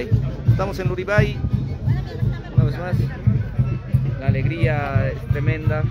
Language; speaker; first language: Spanish; native; Spanish